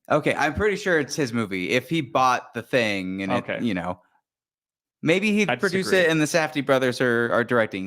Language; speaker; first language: English; native; English